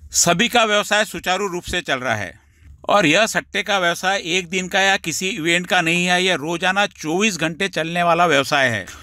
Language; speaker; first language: Hindi; non-native, local second language; Marathi